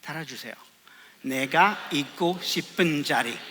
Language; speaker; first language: Korean; non-native, learner; English